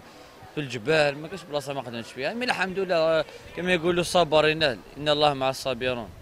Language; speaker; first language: Arabic; native; Arabic